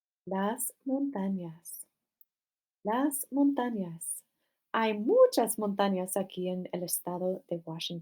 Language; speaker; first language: Spanish; non-native, fluent; English